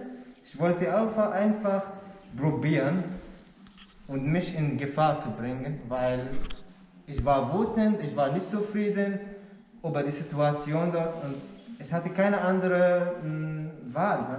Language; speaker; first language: German; non-native, learner; Arabic